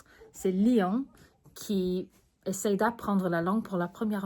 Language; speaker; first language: French; early bilingual, other home language; English